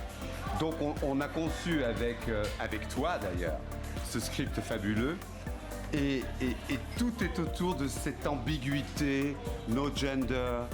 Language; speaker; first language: French; native; French